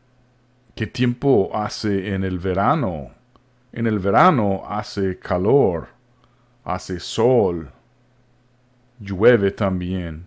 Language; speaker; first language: Spanish; non-native, fluent; English